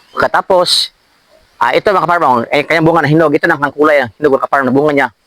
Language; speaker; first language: Filipino; non-native, local second language; Cebuano